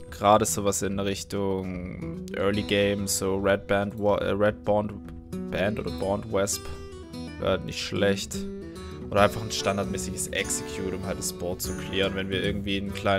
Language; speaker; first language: German; native; German